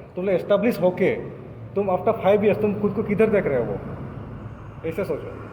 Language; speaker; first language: Hindi; non-native, local second language; Bangla